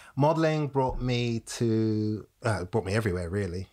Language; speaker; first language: English; native; English